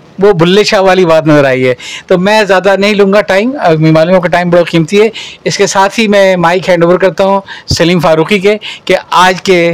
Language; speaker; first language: Urdu; native; Urdu